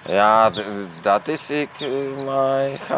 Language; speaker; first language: Dutch; non-native, learner; Polish